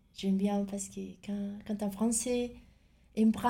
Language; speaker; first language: French; non-native, fluent; Spanish